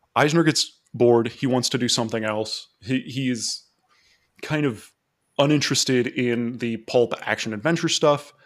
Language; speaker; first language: English; native; English